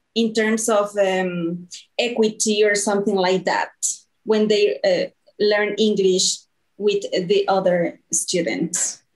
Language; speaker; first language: English; non-native, fluent; Spanish